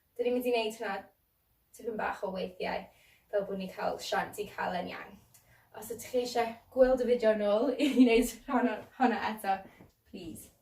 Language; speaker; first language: Welsh; non-native, local second language; English